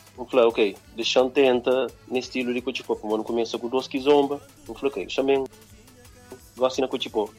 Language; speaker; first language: Portuguese; non-native, local second language; Kabuverdianu